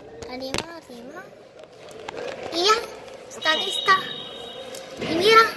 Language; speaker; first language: Spanish; early bilingual, heritage; Spanish